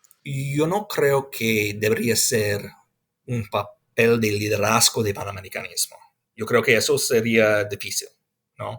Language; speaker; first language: Spanish; non-native, fluent; English